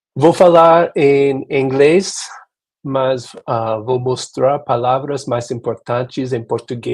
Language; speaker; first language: Portuguese; non-native, learner; English